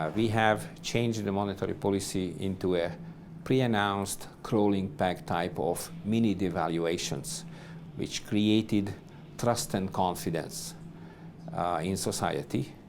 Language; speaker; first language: English; non-native, fluent; Hungarian